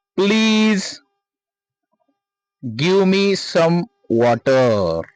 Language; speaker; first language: English; non-native, local second language; Marathi